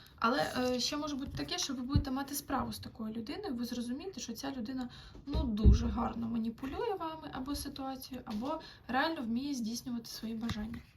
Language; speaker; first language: Ukrainian; non-native, local second language; Russian